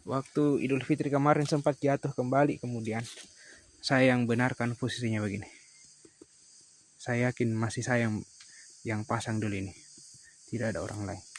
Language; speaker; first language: Indonesian; native; Indonesian